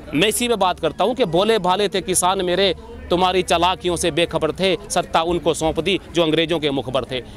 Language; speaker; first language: Hindi; native; Hindi